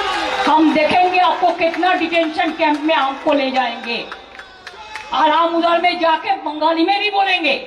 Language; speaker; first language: Hindi; non-native, local second language; Bangla